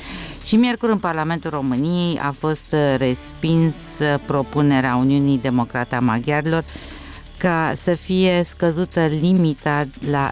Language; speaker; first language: Romanian; native; Romanian